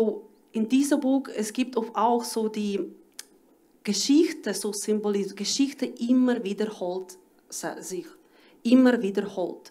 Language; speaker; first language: German; non-native, learner; Ukrainian